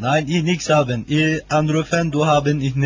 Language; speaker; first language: German; non-native, learner; Turkish